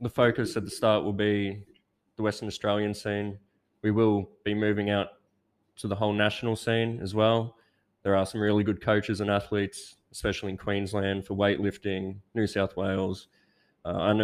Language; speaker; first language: English; native; English